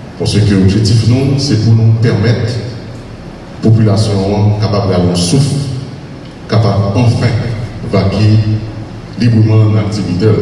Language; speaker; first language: French; non-native, local second language; Haitian Creole